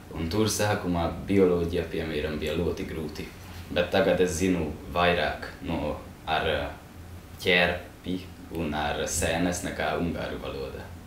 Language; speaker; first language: Latvian; non-native, learner; Hungarian